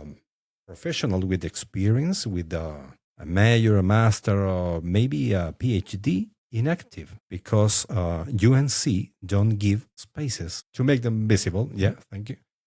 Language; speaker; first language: English; non-native, fluent; Spanish